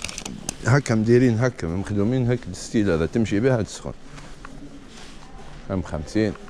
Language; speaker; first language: Arabic; native; Arabic